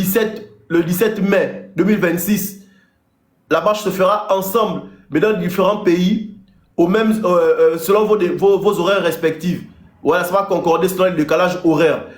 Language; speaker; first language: French; native; French